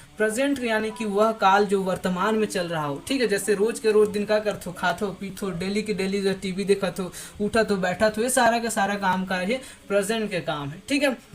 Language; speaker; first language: Hindi; native; Hindi